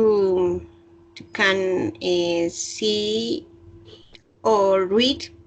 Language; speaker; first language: English; non-native, learner; Spanish